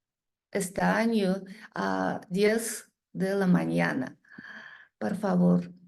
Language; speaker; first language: Spanish; non-native, learner; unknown